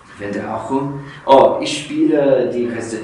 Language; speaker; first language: German; non-native, fluent; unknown